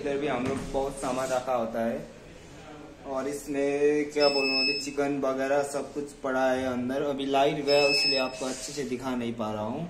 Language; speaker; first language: Hindi; non-native, local second language; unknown